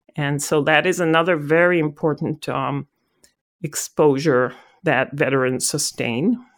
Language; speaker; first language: English; non-native, fluent; Hebrew